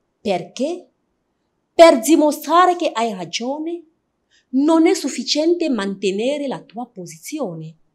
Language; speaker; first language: Italian; non-native, fluent; French